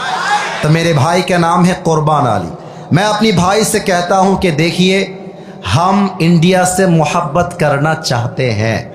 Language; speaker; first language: Hindi; non-native, fluent; Bangla